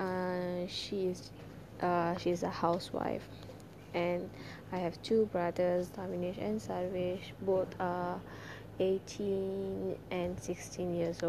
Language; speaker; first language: English; non-native, local second language; Tamil